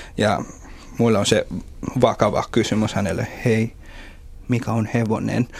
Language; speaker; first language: Finnish; non-native, learner; Filipino